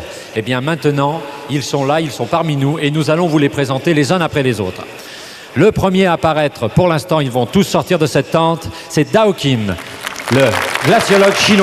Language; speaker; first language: French; native; French